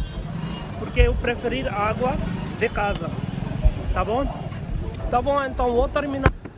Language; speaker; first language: Portuguese; non-native, learner; Hindi